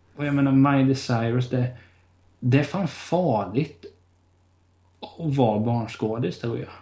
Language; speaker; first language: Swedish; native; Swedish